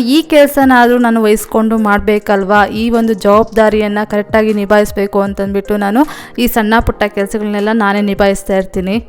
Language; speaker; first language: Kannada; non-native, local second language; Telugu